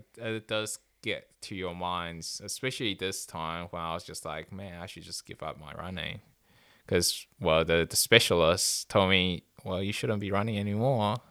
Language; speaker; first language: English; non-native, fluent; Chinese